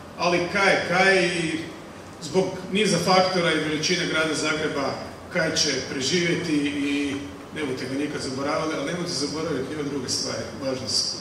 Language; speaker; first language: Croatian; native; Croatian